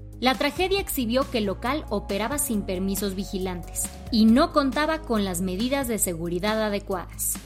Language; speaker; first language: Spanish; native; Spanish